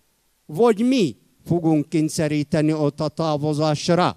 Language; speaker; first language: Hungarian; non-native, fluent; Arabic